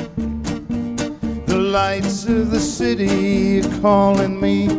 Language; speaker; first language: English; native; English